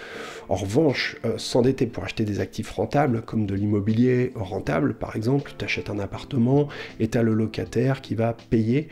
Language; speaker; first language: French; native; French